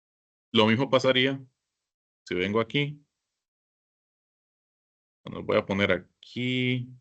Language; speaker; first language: Spanish; native; Spanish